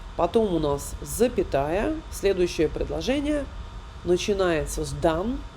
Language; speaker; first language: Russian; native; Russian